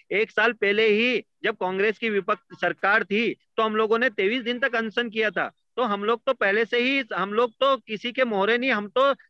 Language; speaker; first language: Hindi; native; Hindi